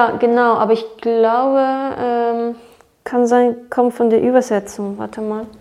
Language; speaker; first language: German; non-native, fluent; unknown